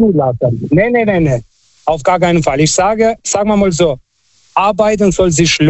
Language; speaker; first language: German; non-native, fluent; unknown